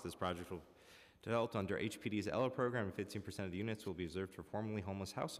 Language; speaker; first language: English; native; English